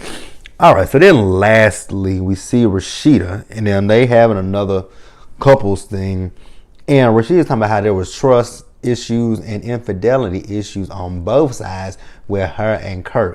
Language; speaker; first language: English; native; English